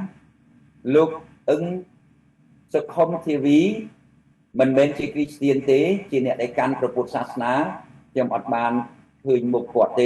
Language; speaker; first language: Khmer; native; Khmer